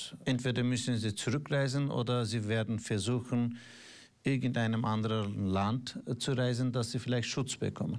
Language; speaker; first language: German; non-native, fluent; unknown